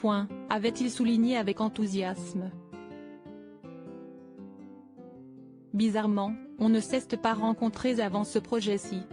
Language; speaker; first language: French; native; French